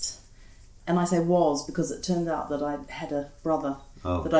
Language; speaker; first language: English; native; English